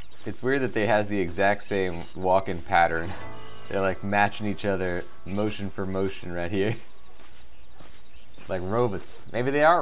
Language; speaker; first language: English; native; English